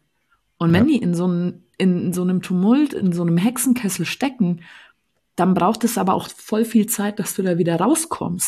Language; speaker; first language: German; native; German